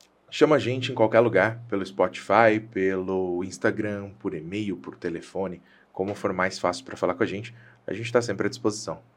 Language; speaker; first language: Portuguese; native; Portuguese